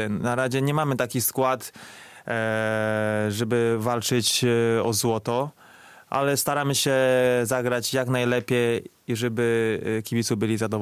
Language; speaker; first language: Polish; non-native, fluent; Chinese